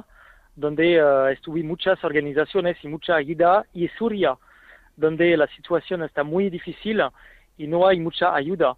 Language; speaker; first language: Spanish; non-native, fluent; French